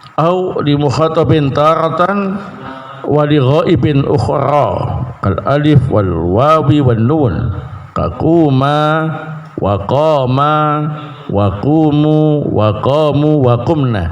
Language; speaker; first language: Arabic; non-native, fluent; Indonesian